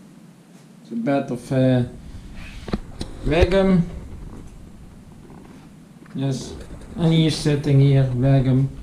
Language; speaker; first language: English; non-native, learner; Dutch